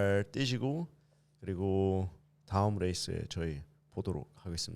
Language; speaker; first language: Korean; early bilingual, heritage; English